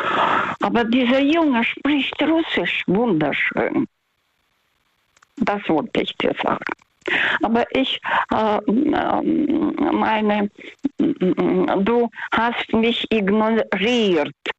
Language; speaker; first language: German; early bilingual, heritage; Russian